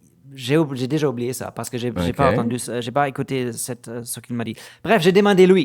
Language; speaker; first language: French; non-native, fluent; German